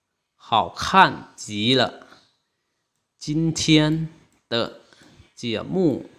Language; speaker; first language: Chinese; non-native, fluent; Lao